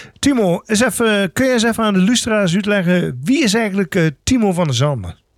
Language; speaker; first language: Dutch; native; Dutch